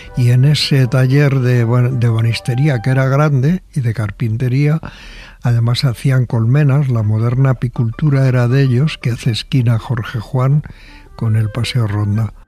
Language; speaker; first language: Spanish; native; Spanish